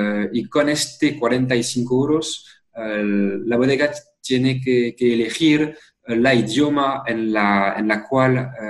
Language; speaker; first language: Spanish; non-native, fluent; French